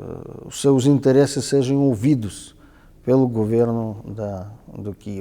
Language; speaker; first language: Portuguese; non-native, fluent; Russian